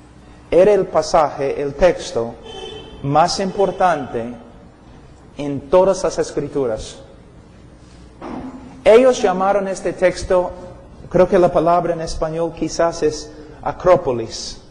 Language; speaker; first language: Spanish; non-native, fluent; English